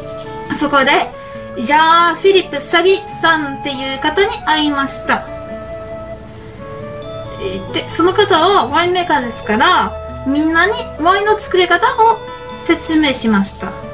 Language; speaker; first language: Japanese; non-native, learner; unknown